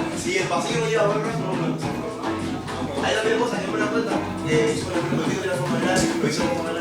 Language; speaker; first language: Spanish; native; Spanish